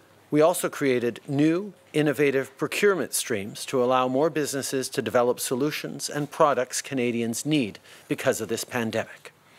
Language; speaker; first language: English; early bilingual, other home language; French